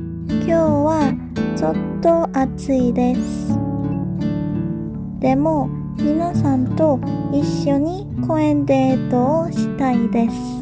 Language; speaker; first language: Japanese; non-native, fluent; Korean